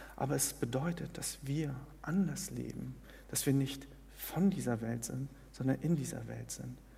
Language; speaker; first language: German; early bilingual, other home language; Korean